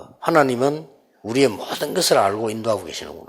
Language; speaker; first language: Korean; native; Korean